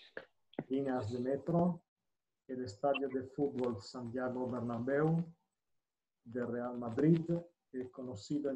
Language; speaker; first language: Spanish; non-native, learner; Italian